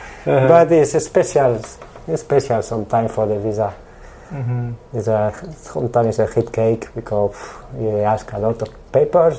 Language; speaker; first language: English; non-native, learner; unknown